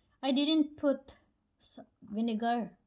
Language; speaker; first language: English; non-native, local second language; Cebuano